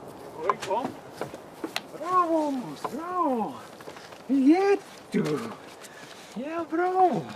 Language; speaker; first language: German; non-native, learner; English